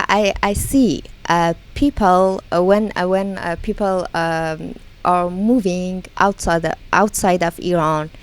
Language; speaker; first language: English; non-native, learner; Persian